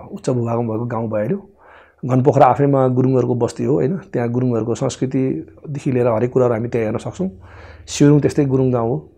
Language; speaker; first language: Nepali; non-native, local second language; Gurung